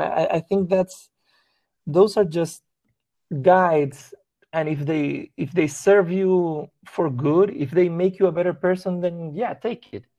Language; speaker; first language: English; non-native, fluent; Spanish